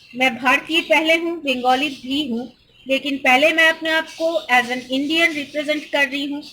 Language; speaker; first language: Hindi; non-native, local second language; Bangla